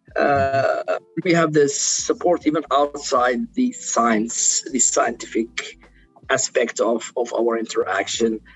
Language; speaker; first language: English; non-native, fluent; Arabic